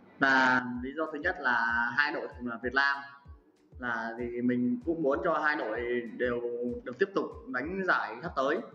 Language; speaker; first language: Vietnamese; native; Vietnamese